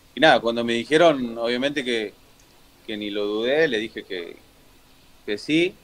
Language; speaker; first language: Spanish; native; Spanish